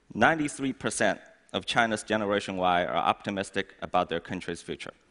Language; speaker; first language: English; non-native, fluent; Chinese